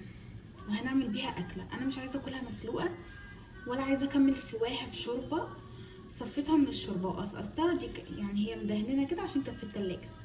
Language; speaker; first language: Arabic; native; Arabic